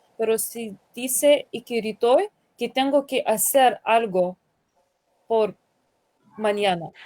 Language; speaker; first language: Spanish; non-native, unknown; Lithuanian